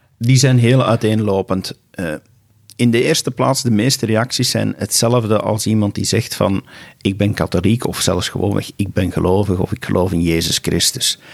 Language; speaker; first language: Dutch; native; Dutch